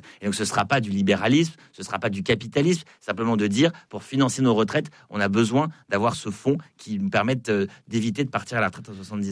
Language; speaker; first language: French; native; French